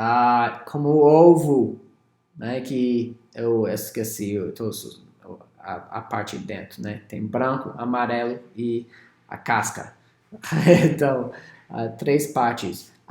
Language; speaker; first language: Portuguese; non-native, fluent; English